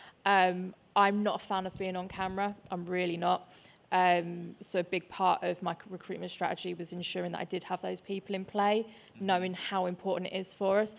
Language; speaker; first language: English; native; English